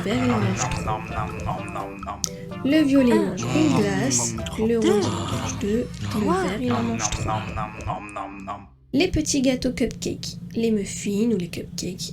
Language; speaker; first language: French; native; French